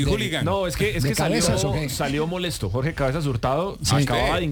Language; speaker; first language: Spanish; native; Spanish